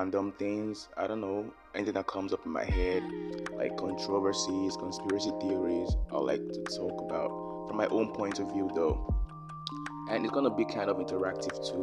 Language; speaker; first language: English; non-native, local second language; Yoruba